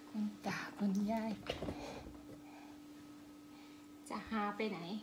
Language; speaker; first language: Norwegian; non-native, learner; Thai